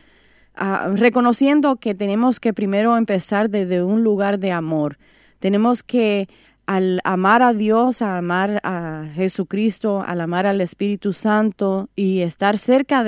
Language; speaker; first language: Spanish; native; Spanish